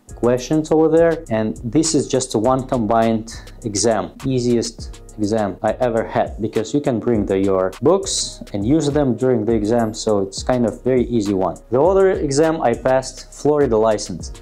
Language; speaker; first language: English; non-native, fluent; Russian